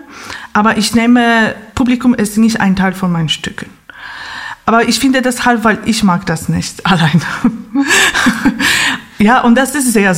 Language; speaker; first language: German; non-native, fluent; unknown